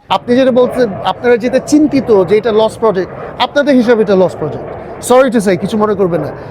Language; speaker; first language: Bangla; early bilingual, heritage; Bangla